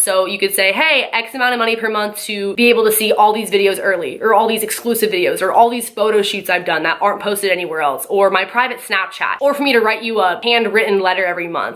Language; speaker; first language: English; native; English